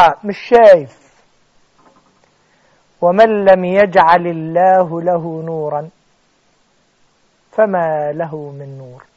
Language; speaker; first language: Arabic; native; Arabic